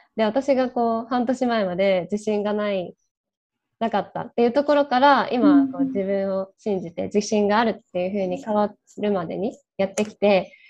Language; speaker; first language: Japanese; native; Japanese